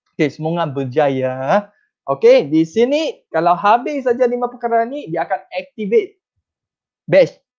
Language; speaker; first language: Malay; non-native, local second language; Chinese